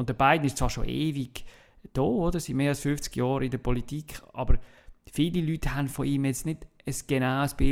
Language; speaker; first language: German; native; German